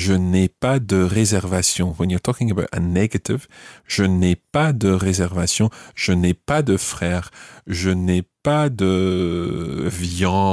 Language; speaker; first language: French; non-native, fluent; English